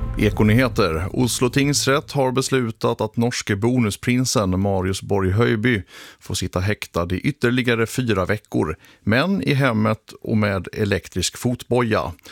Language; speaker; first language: Swedish; native; Swedish